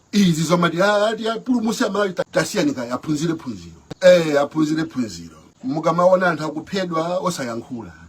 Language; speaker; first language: Nyanja; native; Nyanja